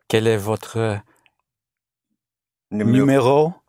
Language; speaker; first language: French; non-native, learner; English